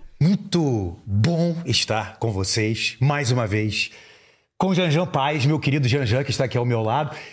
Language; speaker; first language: Portuguese; native; Portuguese